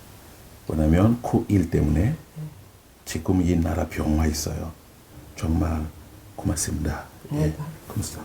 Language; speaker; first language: Korean; non-native, learner; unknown